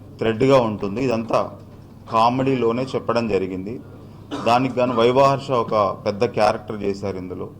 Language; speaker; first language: Telugu; native; Telugu